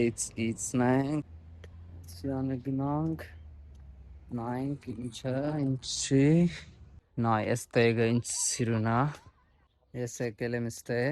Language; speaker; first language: Armenian; non-native, learner; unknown